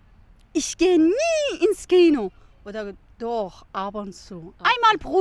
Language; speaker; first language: German; non-native, fluent; Persian